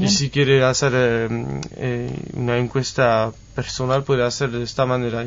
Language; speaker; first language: Spanish; non-native, fluent; French